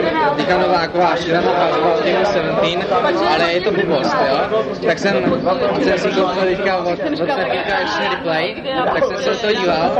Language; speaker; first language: Czech; native; Czech